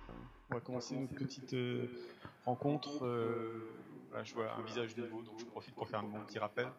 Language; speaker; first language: French; native; French